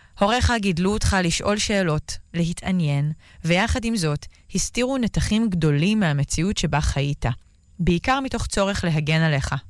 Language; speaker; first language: Hebrew; native; Hebrew